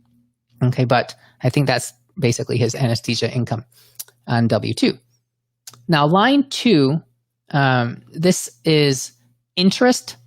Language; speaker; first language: English; native; English